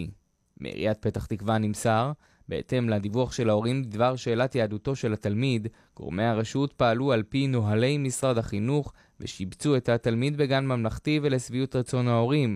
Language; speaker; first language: Hebrew; native; Hebrew